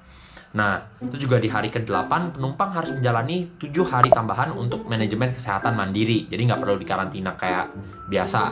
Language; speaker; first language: Indonesian; native; Indonesian